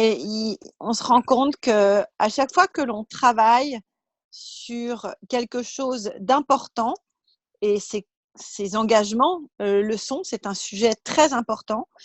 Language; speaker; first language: French; native; French